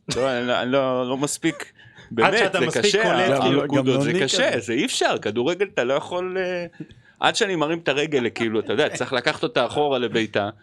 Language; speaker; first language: Hebrew; native; Hebrew